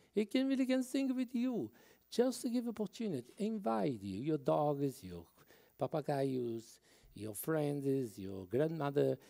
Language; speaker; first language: English; non-native, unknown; Portuguese